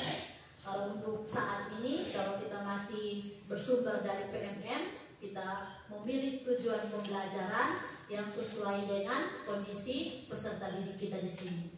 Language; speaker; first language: Indonesian; native; Indonesian